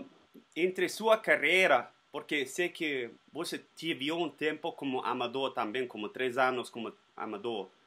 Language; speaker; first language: Portuguese; non-native, learner; Spanish